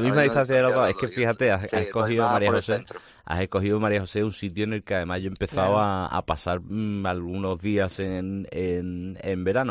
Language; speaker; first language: Spanish; native; Spanish